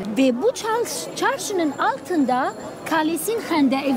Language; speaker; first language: Turkish; non-native, learner; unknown